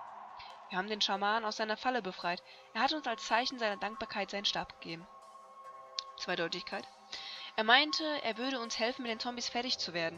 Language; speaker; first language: German; native; German